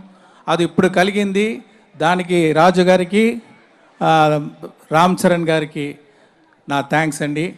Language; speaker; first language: Telugu; non-native, local second language; Tamil